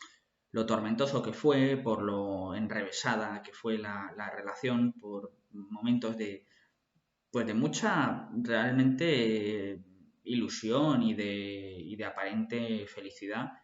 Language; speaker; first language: Spanish; native; Spanish